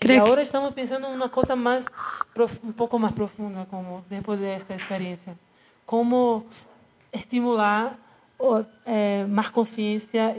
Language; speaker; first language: Spanish; non-native, learner; Portuguese